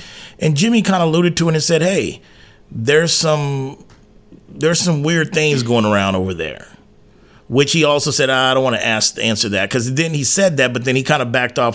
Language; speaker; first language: English; native; English